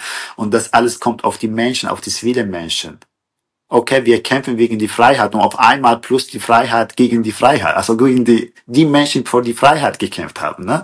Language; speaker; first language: German; non-native, fluent; Kurdish